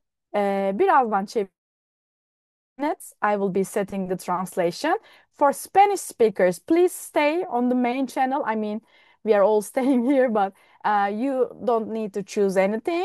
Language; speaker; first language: English; non-native, fluent; Turkish